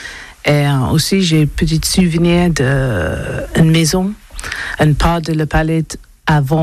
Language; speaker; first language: French; non-native, learner; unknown